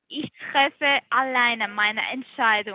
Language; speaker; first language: German; non-native, learner; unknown